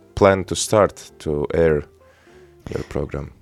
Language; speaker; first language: English; non-native, fluent; Latvian